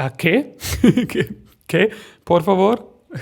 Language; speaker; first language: Spanish; non-native, fluent; German